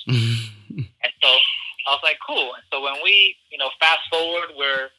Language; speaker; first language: English; early bilingual, other home language; Spanish